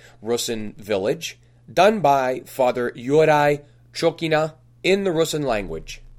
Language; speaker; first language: English; native; English